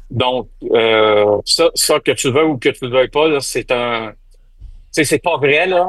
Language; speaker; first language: French; native; French